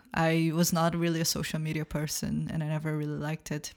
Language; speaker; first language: English; non-native, fluent; Portuguese